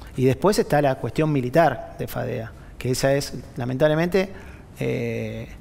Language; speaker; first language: Spanish; native; Spanish